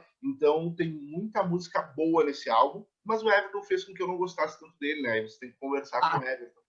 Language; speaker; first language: Portuguese; native; Portuguese